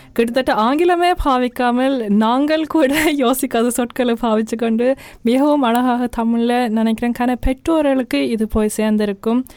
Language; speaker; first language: Tamil; early bilingual, heritage; Tamil